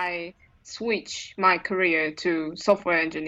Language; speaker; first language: English; non-native, learner; Chinese